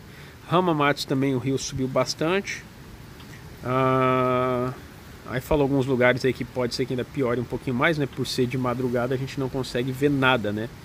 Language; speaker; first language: Portuguese; native; Portuguese